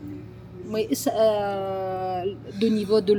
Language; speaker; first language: French; non-native, learner; Georgian